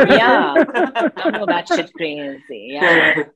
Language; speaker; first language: English; non-native, local second language; Nepali